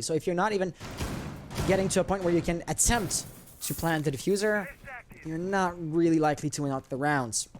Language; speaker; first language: English; non-native, local second language; French